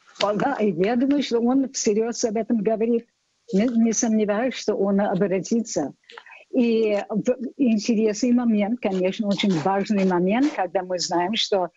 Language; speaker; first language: Russian; non-native, fluent; English